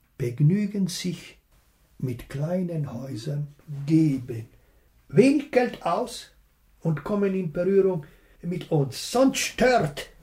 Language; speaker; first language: German; non-native, local second language; Ladin